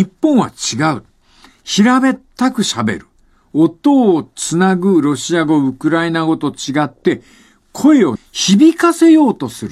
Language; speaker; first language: Japanese; native; Japanese